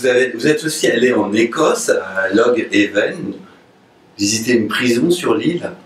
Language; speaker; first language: French; native; French